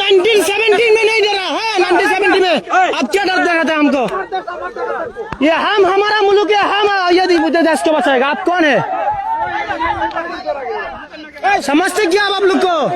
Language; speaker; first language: Hindi; non-native, learner; Bangla